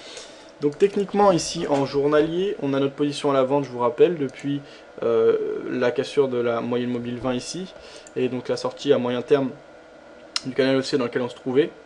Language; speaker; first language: French; native; French